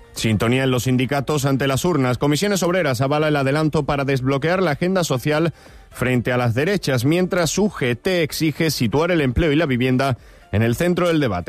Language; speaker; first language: Spanish; native; Spanish